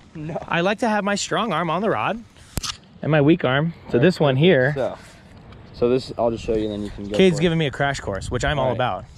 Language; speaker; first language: English; native; English